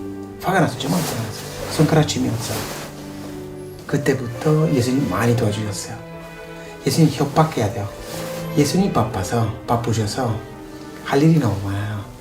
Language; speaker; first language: Korean; non-native, fluent; Italian